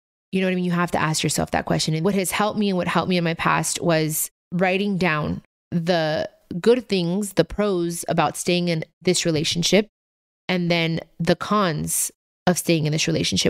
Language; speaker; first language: English; native; English